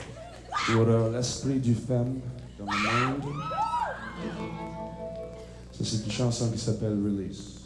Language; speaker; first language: French; non-native, local second language; English